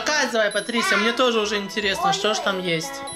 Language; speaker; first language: Russian; native; Russian